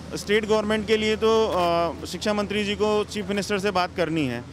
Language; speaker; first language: Hindi; native; Hindi